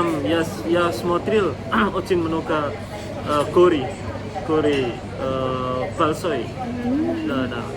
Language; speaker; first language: Russian; non-native, learner; Indonesian